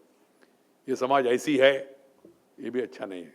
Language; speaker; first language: Hindi; non-native, local second language; Telugu